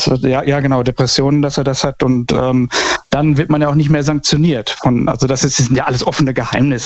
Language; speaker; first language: German; native; German